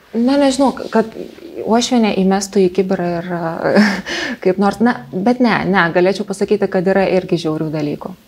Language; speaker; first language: Lithuanian; early bilingual, other home language; Armenian